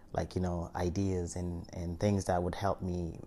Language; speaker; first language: English; early bilingual, other home language; Haitian Creole